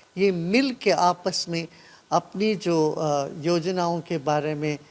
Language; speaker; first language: Hindi; non-native, local second language; Kannada